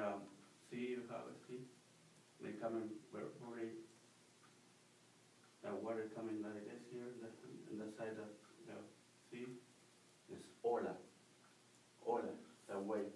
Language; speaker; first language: English; non-native, learner; Spanish